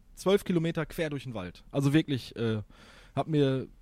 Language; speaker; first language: German; native; German